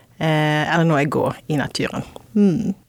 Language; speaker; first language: Norwegian; non-native, fluent; English